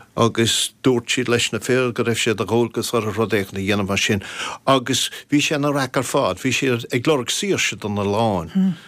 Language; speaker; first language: Irish; native; Irish